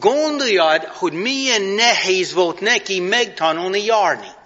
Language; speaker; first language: Hungarian; non-native, fluent; English